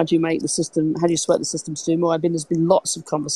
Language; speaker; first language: English; native; English